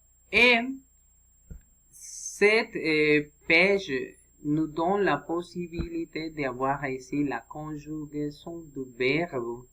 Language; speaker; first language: French; non-native, learner; Spanish